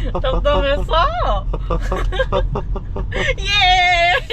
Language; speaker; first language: Korean; non-native, learner; Lao